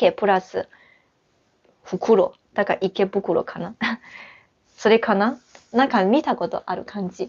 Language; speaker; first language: Japanese; non-native, fluent; Chinese